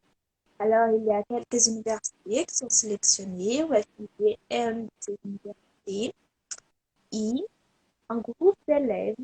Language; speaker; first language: French; non-native, learner; Portuguese